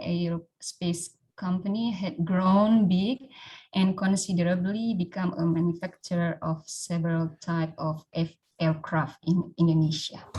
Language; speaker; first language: English; non-native, learner; Indonesian